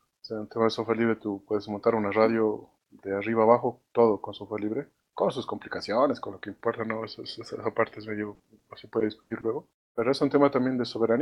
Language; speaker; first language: Spanish; native; Spanish